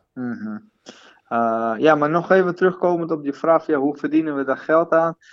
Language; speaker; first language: Dutch; native; Dutch